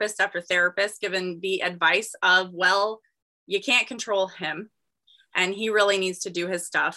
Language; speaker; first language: English; native; English